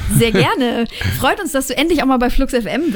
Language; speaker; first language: German; native; German